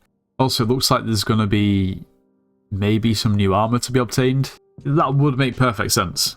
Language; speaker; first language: English; native; English